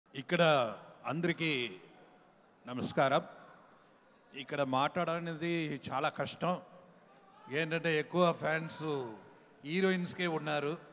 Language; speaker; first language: Telugu; non-native, learner; Tamil